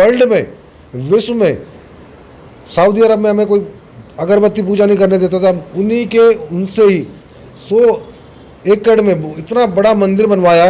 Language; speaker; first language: Hindi; native; Hindi